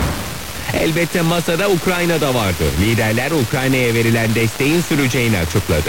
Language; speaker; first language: Turkish; native; Turkish